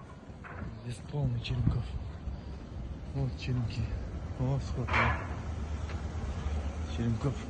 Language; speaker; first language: Russian; non-native, local second language; Kazakh